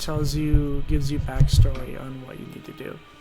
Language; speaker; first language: English; native; English